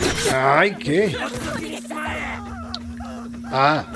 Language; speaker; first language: Spanish; native; Spanish